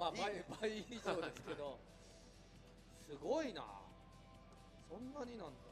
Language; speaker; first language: Japanese; native; Japanese